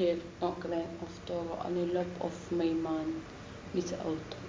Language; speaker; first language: Dutch; non-native, learner; Arabic